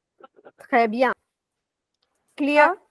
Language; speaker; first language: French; non-native, fluent; Hindi